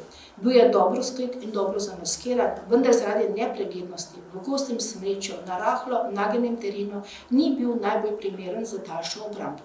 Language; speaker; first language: Slovenian; native; Slovenian